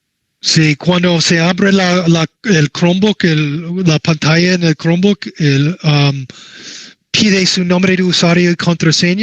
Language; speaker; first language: Spanish; non-native, learner; English